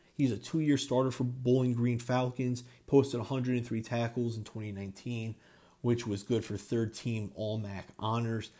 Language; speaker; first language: English; native; English